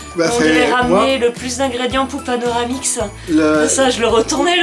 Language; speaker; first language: French; native; French